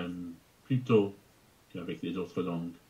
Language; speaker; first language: French; non-native, fluent; English